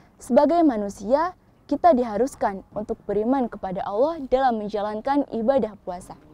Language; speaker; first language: Indonesian; native; Indonesian